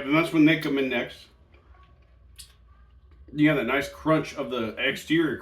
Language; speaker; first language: English; native; English